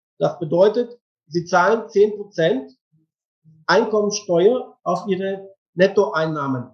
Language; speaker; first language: German; non-native, fluent; Bulgarian